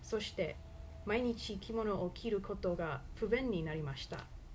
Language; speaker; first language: Japanese; non-native, learner; English